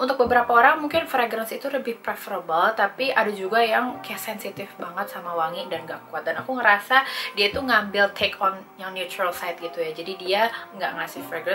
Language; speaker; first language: Indonesian; native; Indonesian